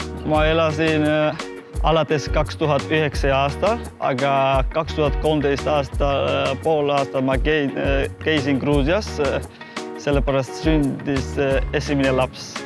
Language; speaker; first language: Estonian; non-native, fluent; Georgian